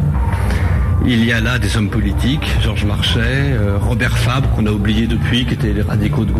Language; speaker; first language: French; native; French